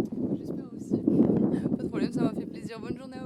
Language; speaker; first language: French; native; French